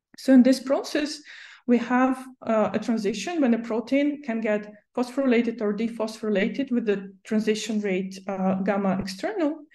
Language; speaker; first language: English; non-native, fluent; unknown